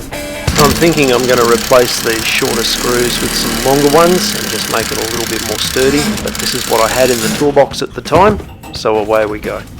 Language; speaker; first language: English; native; English